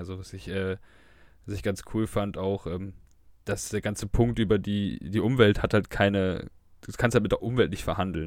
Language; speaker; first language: German; native; German